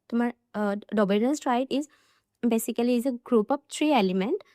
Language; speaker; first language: Hindi; non-native, local second language; Assamese